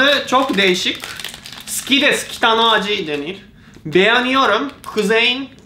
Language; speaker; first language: Turkish; non-native, learner; Japanese